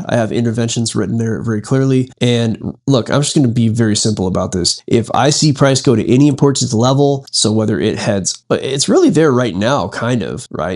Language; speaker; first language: English; native; English